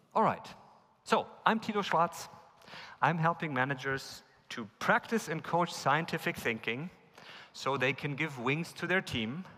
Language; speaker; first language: English; non-native, fluent; German